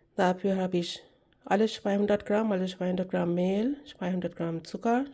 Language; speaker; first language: German; non-native, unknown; Bangla